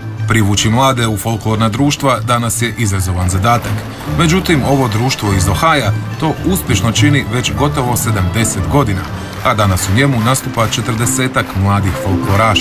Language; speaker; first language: Serbian; native; Serbian